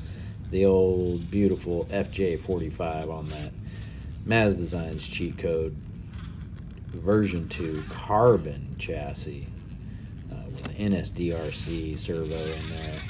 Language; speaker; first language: English; native; English